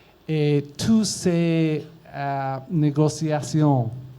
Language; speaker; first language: French; non-native, learner; English